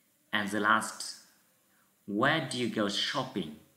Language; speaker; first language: English; non-native, fluent; Vietnamese